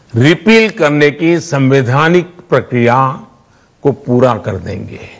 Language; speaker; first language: Hindi; non-native, local second language; Gujarati